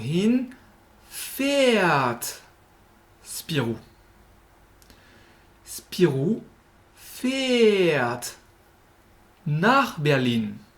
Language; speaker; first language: German; non-native, fluent; French